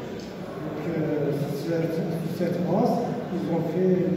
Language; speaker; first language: French; non-native, local second language; Arabic